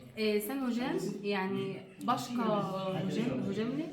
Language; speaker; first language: Turkish; non-native, learner; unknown